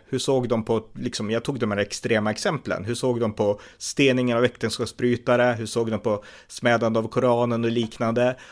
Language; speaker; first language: Swedish; native; Swedish